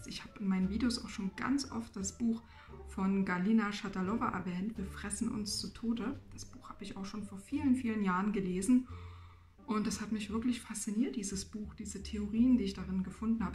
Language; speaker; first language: German; native; German